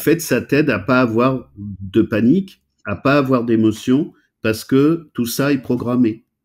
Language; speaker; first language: French; native; French